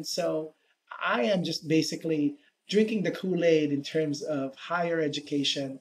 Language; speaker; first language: English; native; English